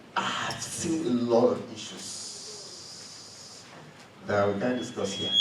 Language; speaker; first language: English; non-native, local second language; Yoruba